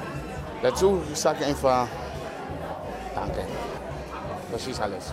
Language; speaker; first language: German; non-native, learner; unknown